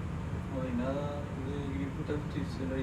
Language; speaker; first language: Spanish; native; Spanish